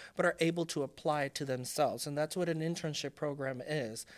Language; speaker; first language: English; non-native, fluent; Spanish